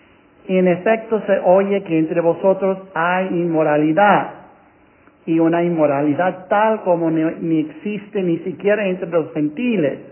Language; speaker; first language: Spanish; non-native, fluent; English